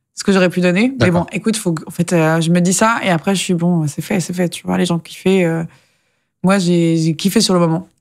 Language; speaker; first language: French; native; French